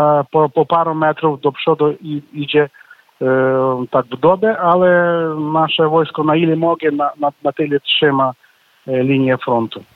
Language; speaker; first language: Polish; non-native, learner; Ukrainian